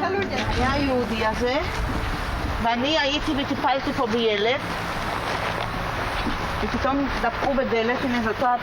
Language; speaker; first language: Hebrew; non-native, fluent; Yiddish